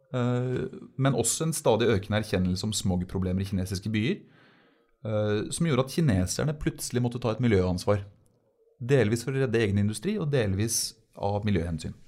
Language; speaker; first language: Norwegian; native; Norwegian